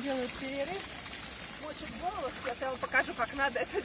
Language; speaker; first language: Russian; native; Russian